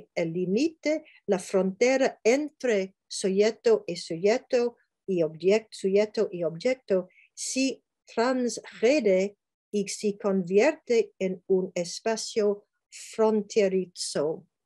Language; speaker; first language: Spanish; non-native, learner; English